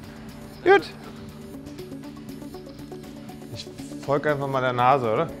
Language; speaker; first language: German; native; German